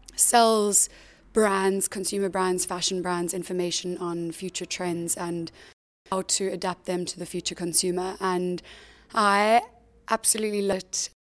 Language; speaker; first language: English; native; English